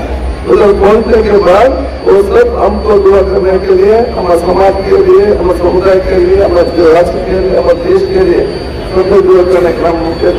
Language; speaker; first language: Hindi; non-native, local second language; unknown